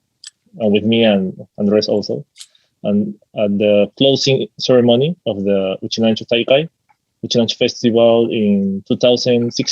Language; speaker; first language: English; non-native, fluent; Spanish